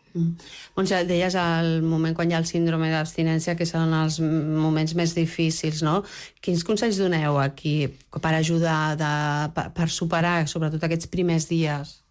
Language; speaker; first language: Catalan; native; Catalan